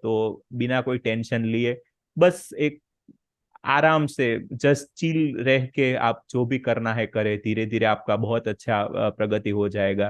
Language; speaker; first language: Hindi; native; Hindi